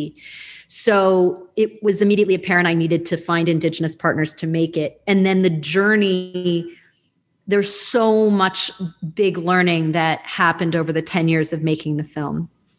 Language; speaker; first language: English; native; English